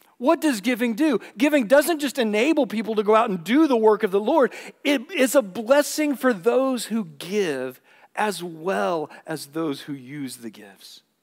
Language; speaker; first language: English; native; English